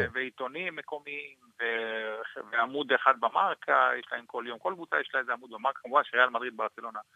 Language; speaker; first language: Hebrew; non-native, local second language; Arabic